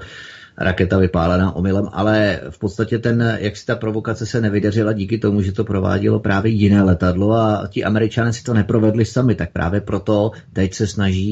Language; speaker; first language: Czech; native; Czech